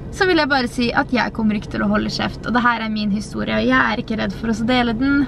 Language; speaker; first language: Norwegian; native; Norwegian